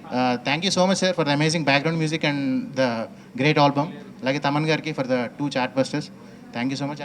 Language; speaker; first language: Telugu; native; Telugu